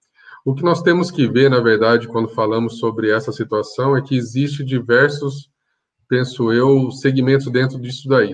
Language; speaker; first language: Portuguese; native; Portuguese